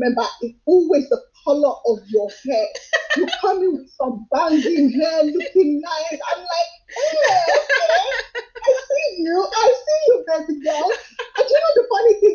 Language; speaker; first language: English; non-native, local second language; Yoruba